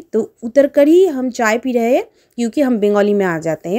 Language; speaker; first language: Hindi; non-native, local second language; Bangla